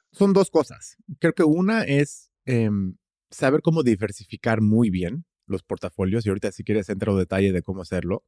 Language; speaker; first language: Spanish; early bilingual, heritage; Spanish